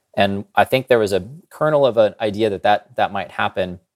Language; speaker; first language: English; native; English